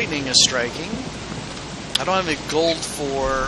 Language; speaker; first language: English; native; English